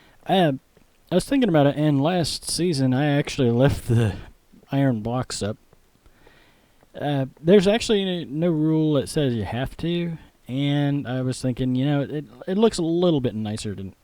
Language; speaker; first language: English; native; English